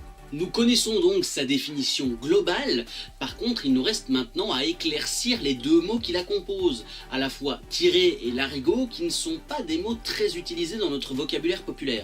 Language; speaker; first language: French; native; French